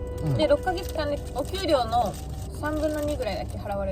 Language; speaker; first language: Japanese; native; Japanese